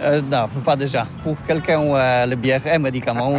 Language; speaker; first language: French; non-native, learner; Polish